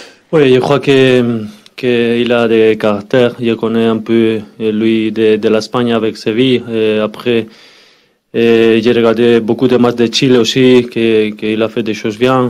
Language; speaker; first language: French; non-native, learner; Spanish